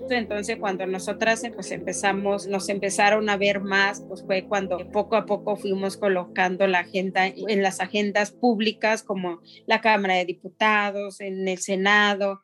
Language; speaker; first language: Spanish; non-native, local second language; Mixtepec Mixtec